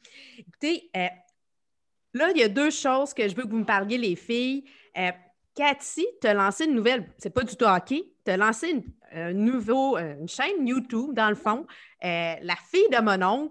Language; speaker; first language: French; native; French